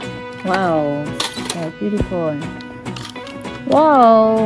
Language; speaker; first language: English; non-native, learner; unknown